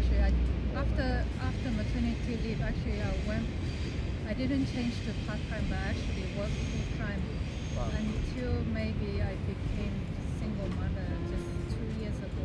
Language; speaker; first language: English; non-native, local second language; Japanese